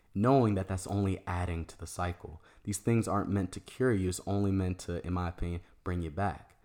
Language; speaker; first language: English; native; English